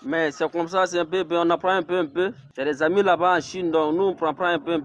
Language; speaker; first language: French; non-native, local second language; Mossi